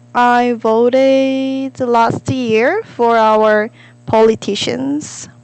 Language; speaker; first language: English; non-native, learner; Korean